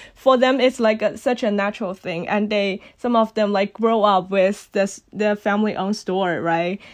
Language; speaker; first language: English; non-native, fluent; Cantonese